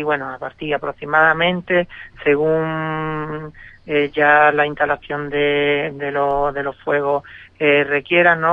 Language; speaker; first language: Spanish; native; Spanish